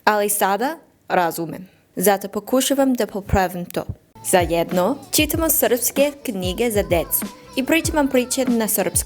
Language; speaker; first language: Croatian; non-native, learner; English